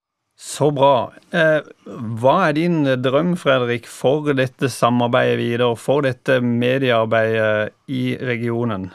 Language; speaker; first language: Norwegian; native; Norwegian